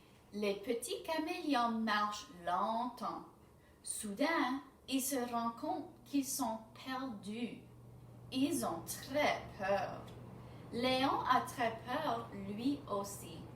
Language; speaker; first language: French; non-native, fluent; English